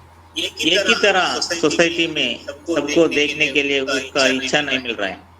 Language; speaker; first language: Hindi; non-native, local second language; Telugu